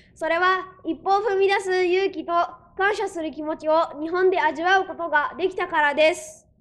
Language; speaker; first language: Japanese; early bilingual, other home language; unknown